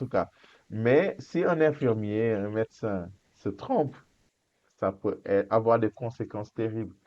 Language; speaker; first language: French; non-native, fluent; Portuguese